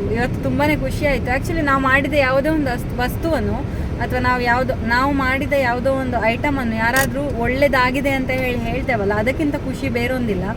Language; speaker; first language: Kannada; non-native, local second language; Tulu